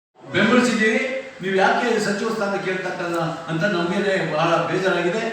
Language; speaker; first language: Kannada; non-native, local second language; Lambadi